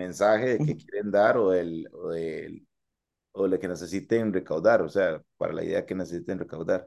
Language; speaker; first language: Spanish; native; Spanish